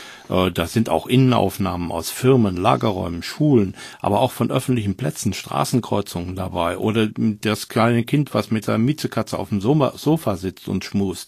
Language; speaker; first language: German; native; German